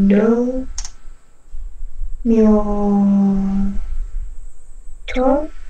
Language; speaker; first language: Korean; non-native, learner; Indonesian